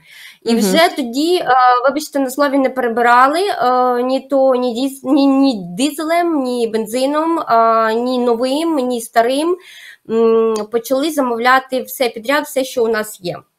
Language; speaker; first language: Ukrainian; native; Ukrainian